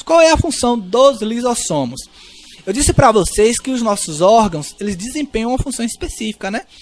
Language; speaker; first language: Portuguese; native; Portuguese